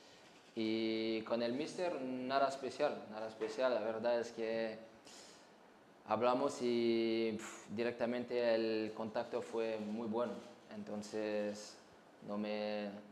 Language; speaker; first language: Spanish; non-native, fluent; French